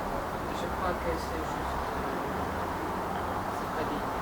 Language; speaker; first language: French; non-native, learner; Russian